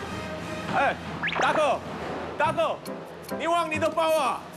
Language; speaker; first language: Chinese; non-native, learner; Korean